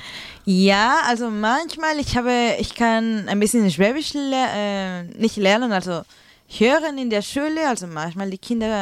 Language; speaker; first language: German; non-native, learner; Spanish